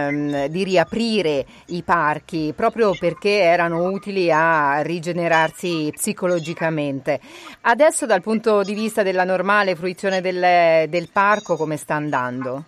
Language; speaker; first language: Italian; native; Italian